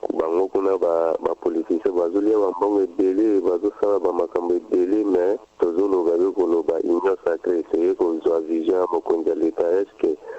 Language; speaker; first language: Lingala; native; Lingala